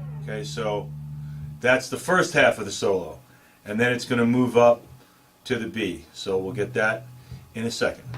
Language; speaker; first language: English; native; English